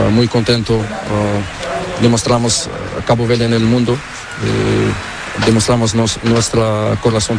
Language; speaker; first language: Spanish; non-native, learner; Portuguese